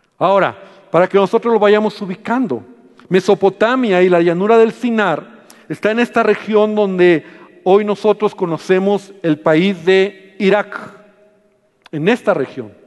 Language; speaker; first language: Spanish; native; Spanish